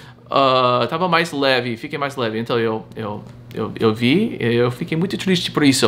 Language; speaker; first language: Portuguese; non-native, fluent; English